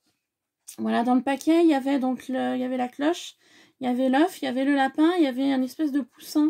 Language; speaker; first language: French; native; French